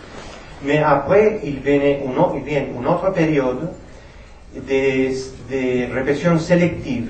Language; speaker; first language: French; non-native, fluent; Spanish